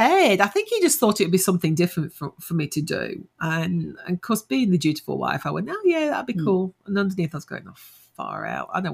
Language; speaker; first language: English; native; English